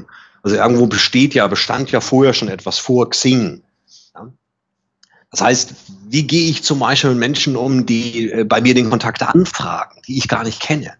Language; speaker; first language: German; native; German